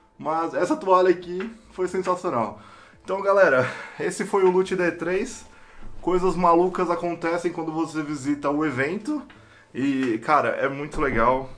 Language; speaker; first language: Portuguese; native; Portuguese